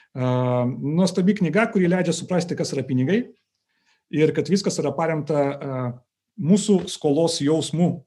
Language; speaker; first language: Lithuanian; non-native, local second language; Russian